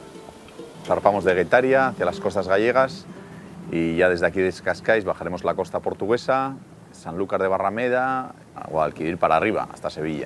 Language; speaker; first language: Spanish; native; Spanish